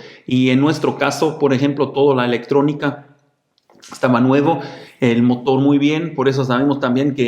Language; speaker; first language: Spanish; non-native, fluent; German